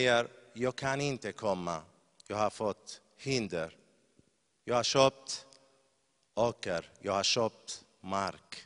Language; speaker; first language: Swedish; non-native, fluent; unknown